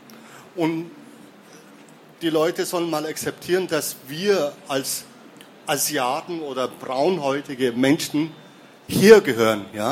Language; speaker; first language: German; early bilingual, other home language; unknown